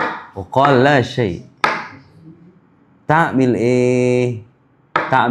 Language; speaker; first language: Arabic; non-native, fluent; Indonesian